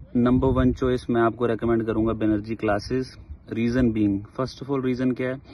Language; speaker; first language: Hindi; native; Hindi